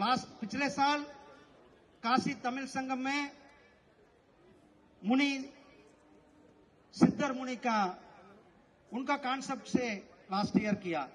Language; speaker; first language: Hindi; non-native, local second language; Tamil